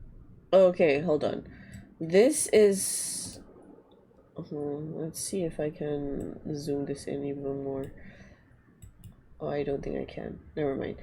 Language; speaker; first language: English; non-native, learner; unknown